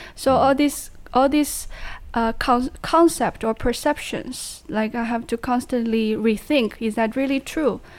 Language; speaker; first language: English; non-native, fluent; Chinese